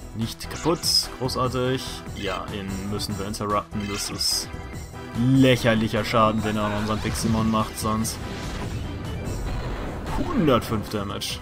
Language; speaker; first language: German; native; German